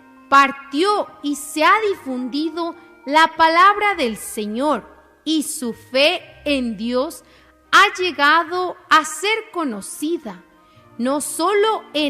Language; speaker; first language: Spanish; native; Spanish